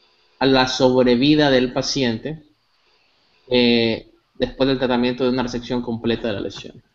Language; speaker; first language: Spanish; native; Spanish